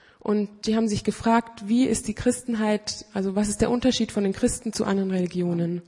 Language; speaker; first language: German; native; German